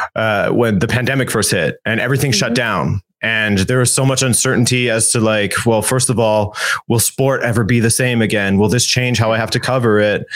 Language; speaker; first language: English; native; English